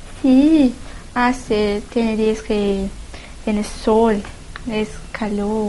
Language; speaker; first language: Spanish; non-native, learner; Portuguese